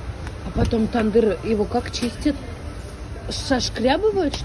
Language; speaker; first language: Russian; native; Russian